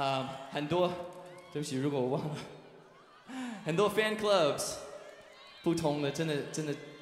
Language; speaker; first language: Chinese; early bilingual, heritage; English